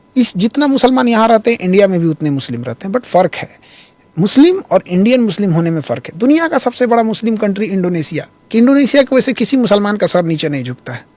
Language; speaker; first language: Hindi; native; Hindi